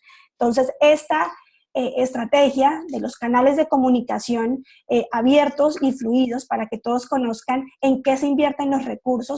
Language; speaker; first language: Spanish; native; Spanish